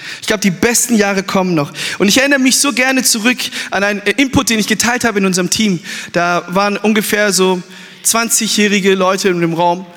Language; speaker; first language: German; early bilingual, other home language; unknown